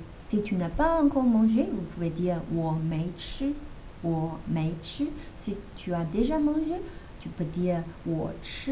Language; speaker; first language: French; non-native, fluent; Chinese